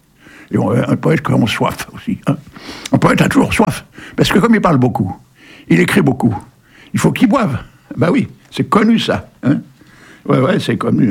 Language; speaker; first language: French; native; French